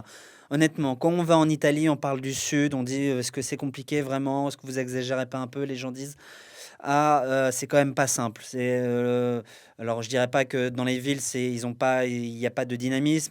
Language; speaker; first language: French; native; French